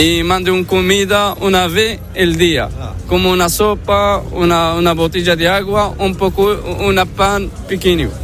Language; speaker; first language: Spanish; non-native, learner; Arabic